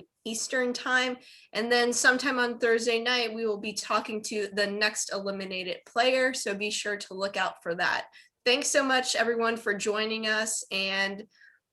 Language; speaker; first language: English; native; English